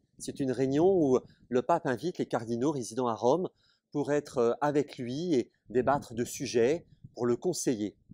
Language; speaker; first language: French; native; French